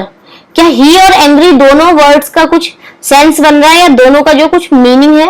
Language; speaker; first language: Hindi; native; Hindi